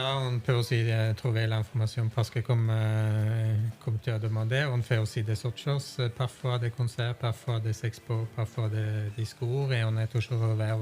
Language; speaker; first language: French; non-native, fluent; Norwegian